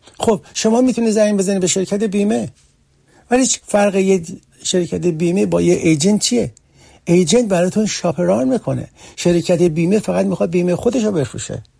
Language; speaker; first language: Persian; early bilingual, heritage; Persian